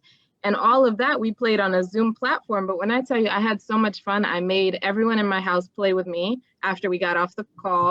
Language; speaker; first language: English; native; English